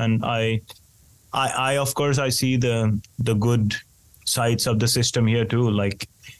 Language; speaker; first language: English; non-native, local second language; Hindi